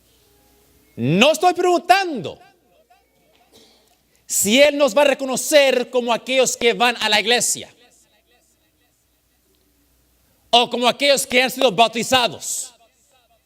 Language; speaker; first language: Spanish; early bilingual, heritage; English